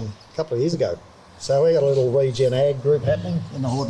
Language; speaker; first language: English; native; English